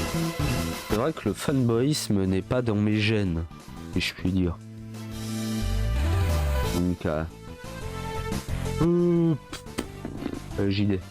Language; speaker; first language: French; native; French